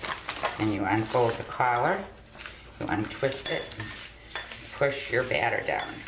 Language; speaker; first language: English; native; English